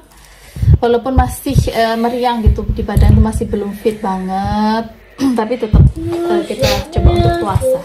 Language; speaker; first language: Indonesian; non-native, local second language; Javanese